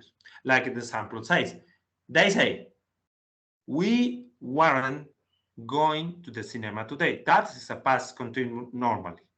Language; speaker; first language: English; non-native, learner; Spanish